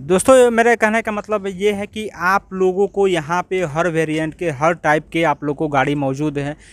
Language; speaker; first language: Hindi; native; Hindi